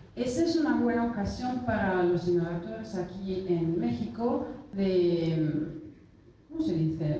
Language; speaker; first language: Spanish; non-native, fluent; Italian